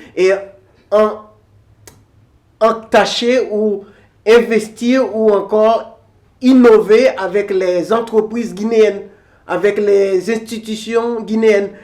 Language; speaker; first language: French; non-native, local second language; Haitian Creole